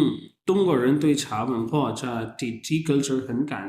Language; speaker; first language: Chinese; non-native, fluent; Urdu